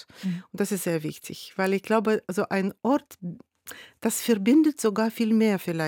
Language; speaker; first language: German; non-native, fluent; Russian